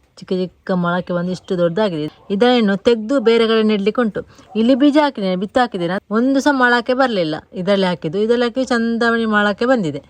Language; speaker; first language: Kannada; non-native, local second language; Tulu